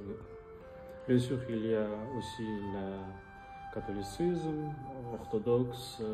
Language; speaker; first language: French; non-native, fluent; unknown